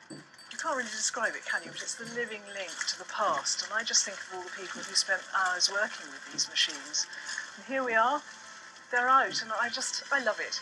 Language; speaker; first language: English; native; English